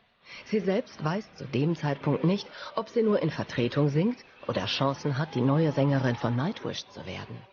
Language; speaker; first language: German; native; German